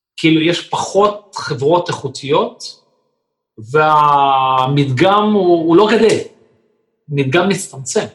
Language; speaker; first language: Hebrew; non-native, fluent; Russian